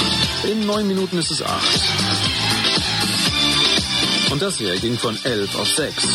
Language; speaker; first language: German; native; German